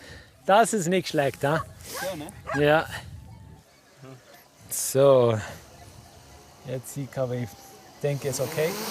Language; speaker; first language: German; non-native, learner; English